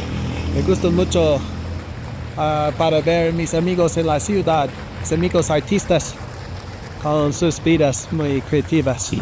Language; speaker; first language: Spanish; non-native, learner; English